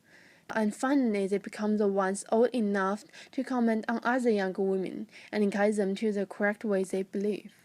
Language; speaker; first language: English; non-native, fluent; Chinese